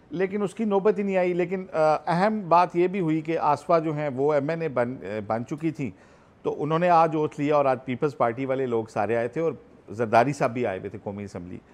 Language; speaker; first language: Urdu; native; Urdu